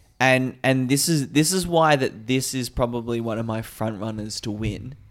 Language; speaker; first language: English; native; English